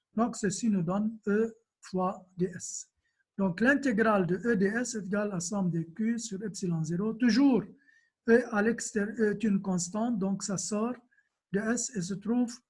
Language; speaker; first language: French; non-native, local second language; Arabic